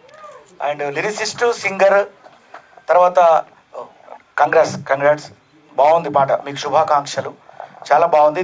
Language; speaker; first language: Telugu; native; Telugu